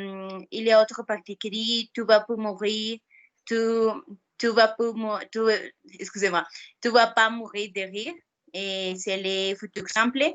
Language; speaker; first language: French; non-native, learner; Spanish